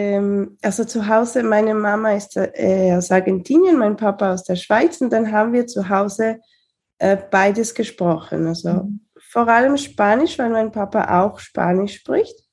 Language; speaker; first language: German; early bilingual, heritage; Spanish